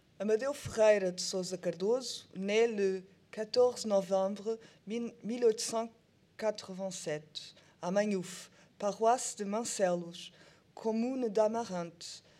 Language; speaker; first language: French; non-native, learner; Portuguese